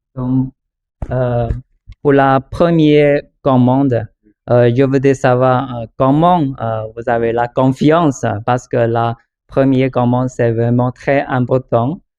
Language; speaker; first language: French; non-native, learner; Chinese